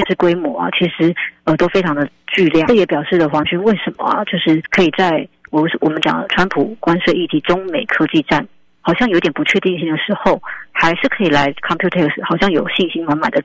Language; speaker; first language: Chinese; native; Chinese